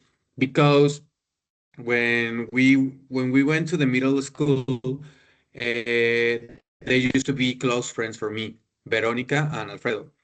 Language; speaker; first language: English; non-native, learner; Spanish